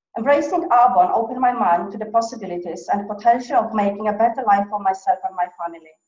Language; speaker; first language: English; non-native, fluent; Polish